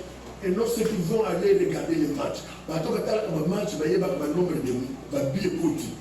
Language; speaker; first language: French; non-native, local second language; Lingala